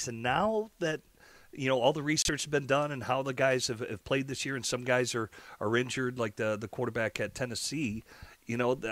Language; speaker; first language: English; native; English